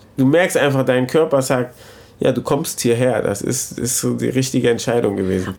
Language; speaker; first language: German; early bilingual, other home language; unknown